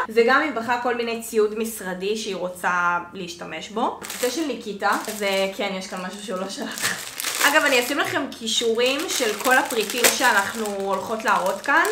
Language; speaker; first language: Hebrew; native; Hebrew